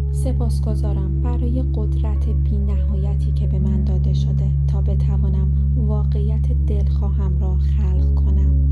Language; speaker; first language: Persian; native; Persian